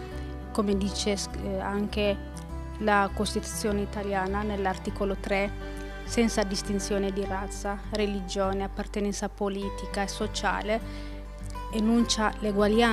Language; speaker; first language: Italian; non-native, fluent; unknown